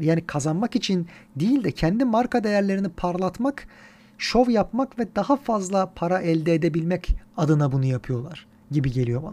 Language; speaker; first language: Turkish; native; Turkish